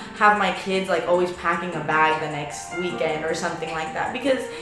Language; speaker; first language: English; native; English